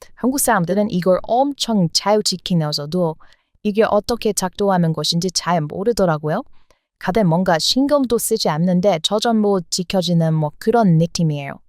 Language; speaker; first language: Korean; non-native, fluent; English